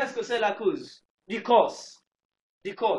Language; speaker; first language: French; non-native, fluent; English